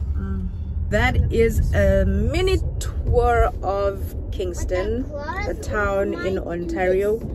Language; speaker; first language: English; non-native, local second language; Zulu